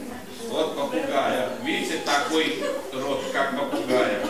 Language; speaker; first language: Russian; non-native, learner; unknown